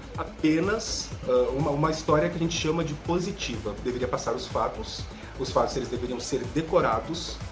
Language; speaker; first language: Portuguese; native; Portuguese